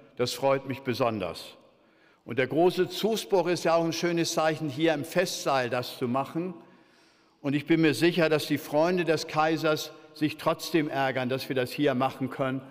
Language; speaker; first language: German; native; German